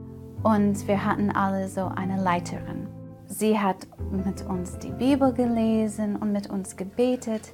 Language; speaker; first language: German; non-native, fluent; English